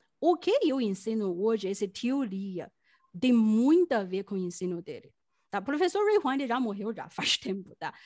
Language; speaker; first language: Portuguese; non-native, fluent; Chinese